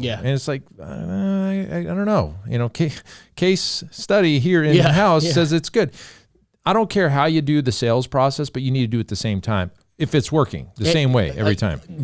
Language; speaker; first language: English; native; English